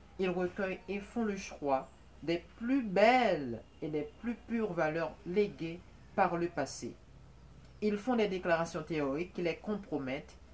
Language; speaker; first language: French; non-native, local second language; Haitian Creole